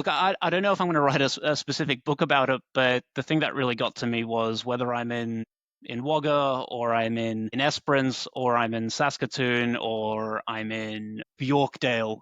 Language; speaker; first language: English; native; English